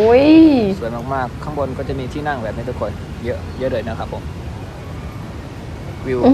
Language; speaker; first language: Thai; native; Thai